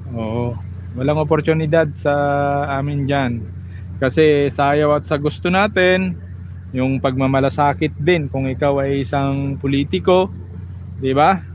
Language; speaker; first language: Filipino; non-native, local second language; Iloko